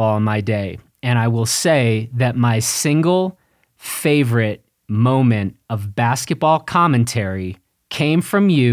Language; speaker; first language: English; native; English